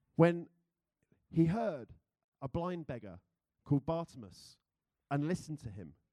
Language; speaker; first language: English; native; English